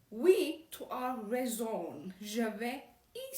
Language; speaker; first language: French; non-native, learner; Amharic